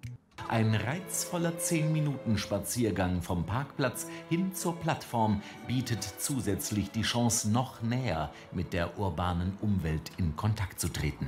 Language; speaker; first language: German; native; German